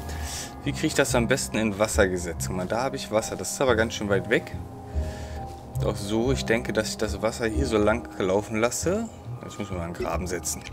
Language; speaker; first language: German; native; German